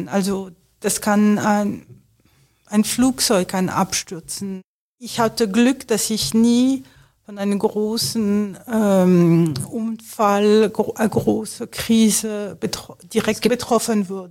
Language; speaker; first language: German; non-native, fluent; French